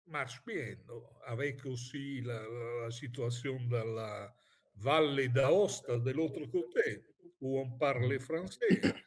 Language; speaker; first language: French; non-native, fluent; Italian